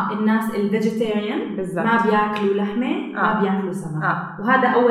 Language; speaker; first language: Arabic; native; Arabic